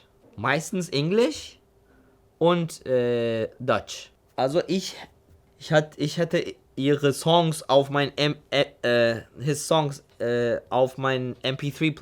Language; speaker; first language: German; non-native, learner; Turkish